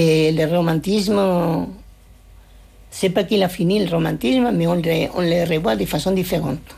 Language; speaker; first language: French; non-native, fluent; Spanish